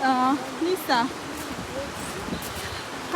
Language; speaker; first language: English; non-native, learner; Nepali